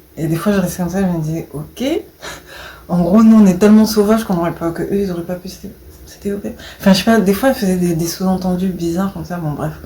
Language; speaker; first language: French; early bilingual, other home language; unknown